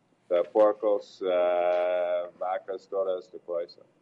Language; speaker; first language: Portuguese; non-native, learner; English